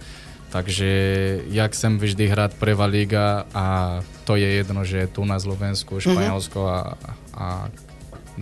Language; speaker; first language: Slovak; non-native, learner; Portuguese